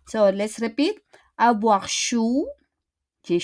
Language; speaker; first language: French; non-native, fluent; Filipino